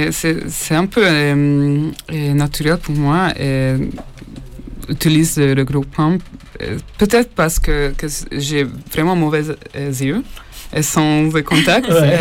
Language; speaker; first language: French; non-native, learner; Hungarian